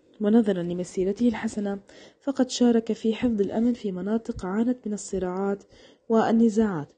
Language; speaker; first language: Arabic; native; Arabic